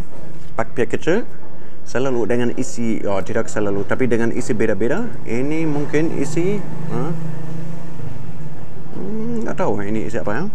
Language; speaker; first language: Indonesian; non-native, fluent; German